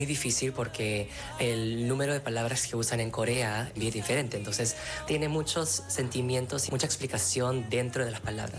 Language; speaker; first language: Spanish; non-native, fluent; Korean